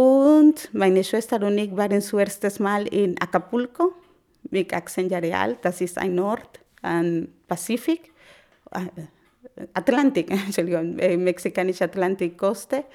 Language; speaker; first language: German; non-native, fluent; Spanish